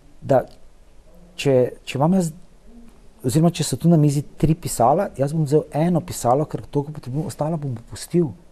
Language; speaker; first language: Slovenian; native; Slovenian